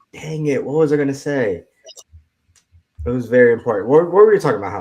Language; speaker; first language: English; native; English